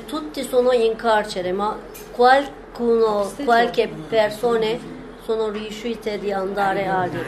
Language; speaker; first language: Italian; non-native, fluent; Turkish